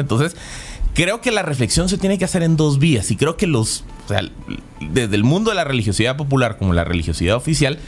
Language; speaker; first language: Spanish; native; Spanish